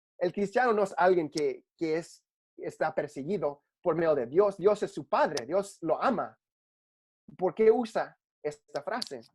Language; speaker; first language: Spanish; early bilingual, heritage; Spanish